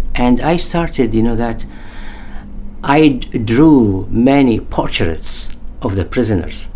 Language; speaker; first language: English; non-native, learner; Arabic